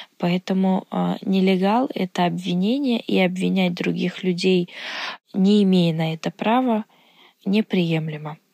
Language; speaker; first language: Russian; non-native, local second language; Uzbek